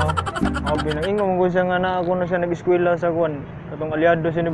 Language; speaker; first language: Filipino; non-native, local second language; Cebuano